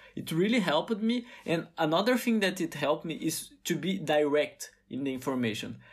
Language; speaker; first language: English; non-native, fluent; Portuguese